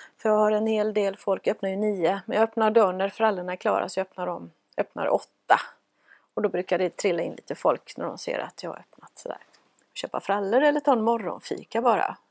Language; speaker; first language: Swedish; native; Swedish